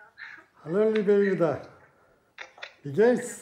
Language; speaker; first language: German; non-native, learner; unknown